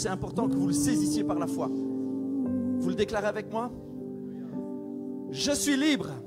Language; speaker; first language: French; native; French